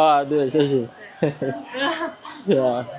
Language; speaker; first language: Chinese; non-native, learner; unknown